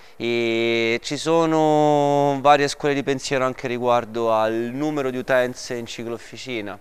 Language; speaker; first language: Italian; native; Italian